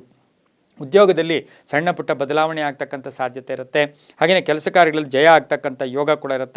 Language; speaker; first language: Kannada; native; Kannada